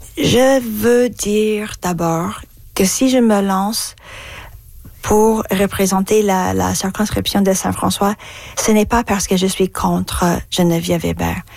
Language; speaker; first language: French; non-native, fluent; English